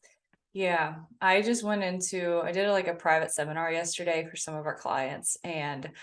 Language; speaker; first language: English; native; English